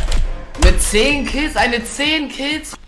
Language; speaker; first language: German; native; German